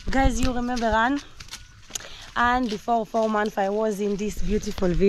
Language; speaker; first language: English; non-native, learner; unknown